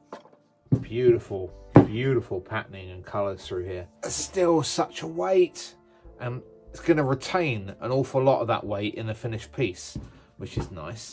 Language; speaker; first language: English; native; English